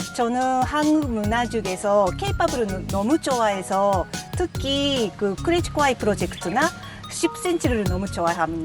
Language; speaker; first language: Korean; non-native, fluent; Japanese